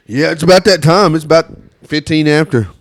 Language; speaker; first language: English; native; English